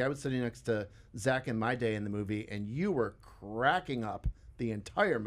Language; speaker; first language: English; native; English